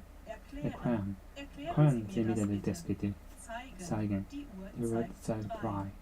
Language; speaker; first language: German; non-native, learner; Japanese